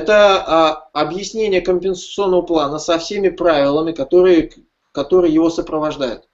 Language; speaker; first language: Russian; native; Russian